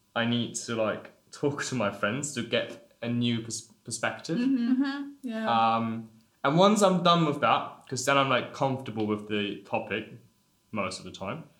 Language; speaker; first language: English; non-native, fluent; German